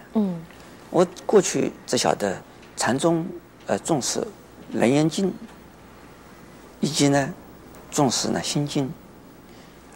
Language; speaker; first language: Chinese; native; Chinese